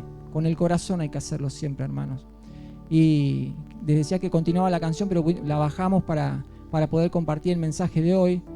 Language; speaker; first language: Spanish; native; Spanish